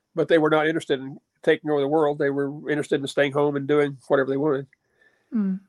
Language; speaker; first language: English; native; English